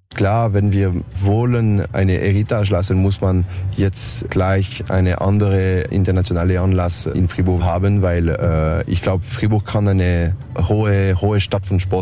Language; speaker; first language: German; non-native, learner; French